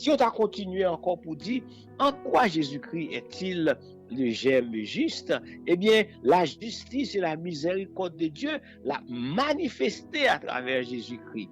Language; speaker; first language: French; non-native, local second language; Haitian Creole